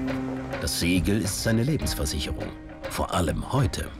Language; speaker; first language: German; native; German